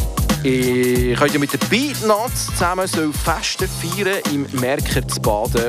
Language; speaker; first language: German; native; German